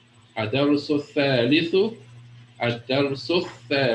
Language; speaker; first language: Arabic; non-native, fluent; English